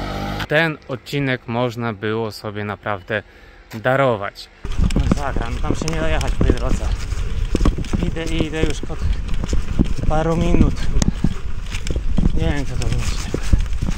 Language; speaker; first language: Polish; native; Polish